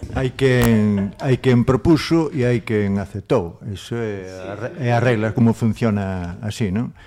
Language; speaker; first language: Galician; non-native, local second language; Spanish